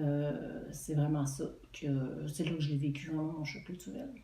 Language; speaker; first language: French; native; French